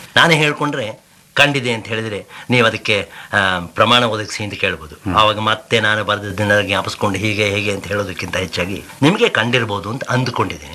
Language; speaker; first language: Kannada; native; Kannada